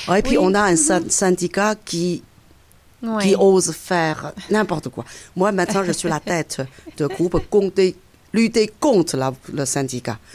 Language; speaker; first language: French; non-native, fluent; Chinese